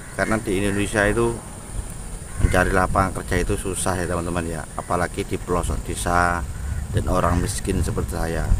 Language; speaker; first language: Indonesian; non-native, local second language; Javanese